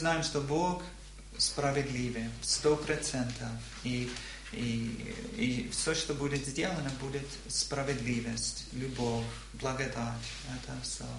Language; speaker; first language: Russian; non-native, learner; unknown